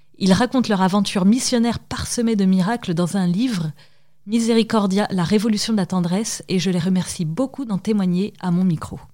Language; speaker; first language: French; native; French